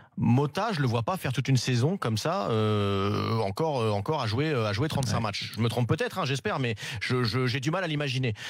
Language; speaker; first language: French; native; French